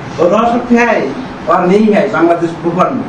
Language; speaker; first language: Hindi; non-native, fluent; Bangla